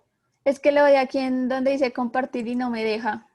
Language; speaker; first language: Spanish; native; Spanish